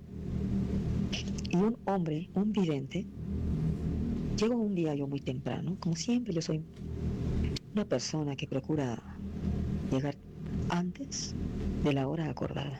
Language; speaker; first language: Spanish; native; Spanish